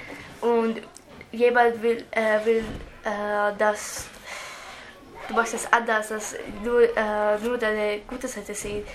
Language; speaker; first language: German; early bilingual, other home language; Croatian